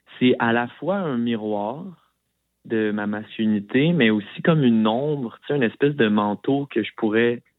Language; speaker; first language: French; native; French